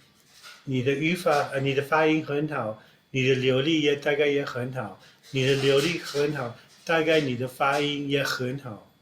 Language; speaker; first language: Chinese; non-native, fluent; English